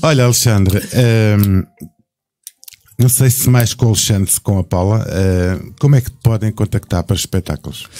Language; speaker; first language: Portuguese; native; Portuguese